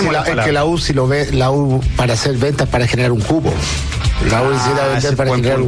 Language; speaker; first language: Spanish; native; Spanish